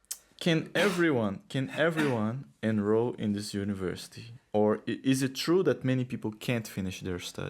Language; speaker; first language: English; non-native, fluent; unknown